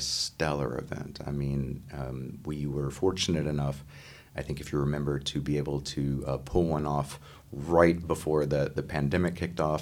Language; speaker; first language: English; native; English